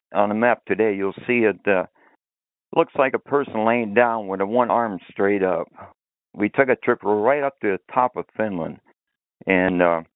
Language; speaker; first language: English; early bilingual, other home language; Finnish